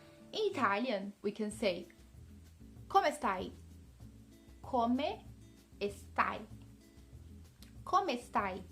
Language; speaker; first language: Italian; non-native, fluent; Portuguese